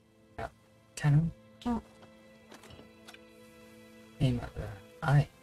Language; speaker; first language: English; non-native, learner; Japanese